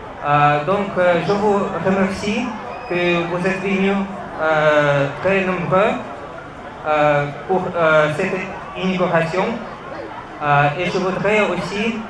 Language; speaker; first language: French; non-native, fluent; Russian